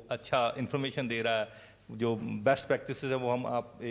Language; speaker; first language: Hindi; non-native, local second language; Punjabi